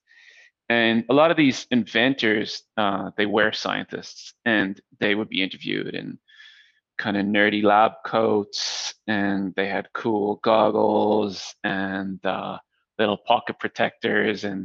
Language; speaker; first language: English; native; English